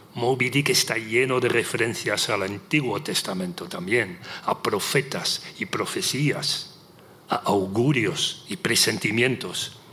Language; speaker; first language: Spanish; non-native, fluent; Dutch